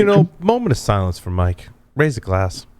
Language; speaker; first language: English; native; English